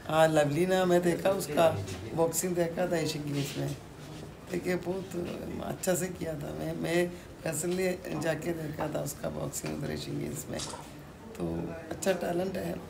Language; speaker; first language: Hindi; non-native, local second language; Malayalam